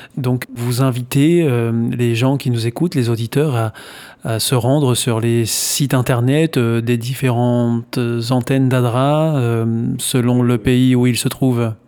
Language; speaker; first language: French; native; French